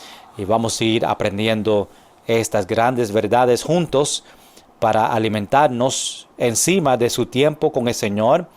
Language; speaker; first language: Spanish; non-native, fluent; English